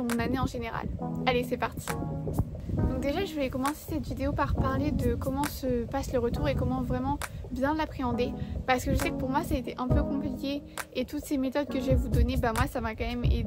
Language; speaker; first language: French; native; French